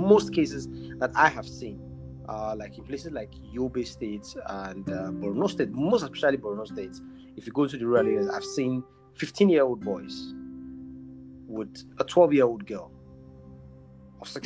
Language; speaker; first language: English; non-native, local second language; Arabic